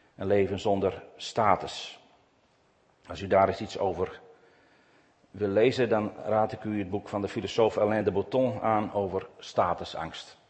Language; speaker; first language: Dutch; native; Dutch